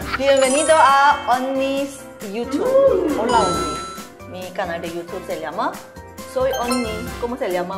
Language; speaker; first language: Spanish; non-native, learner; Korean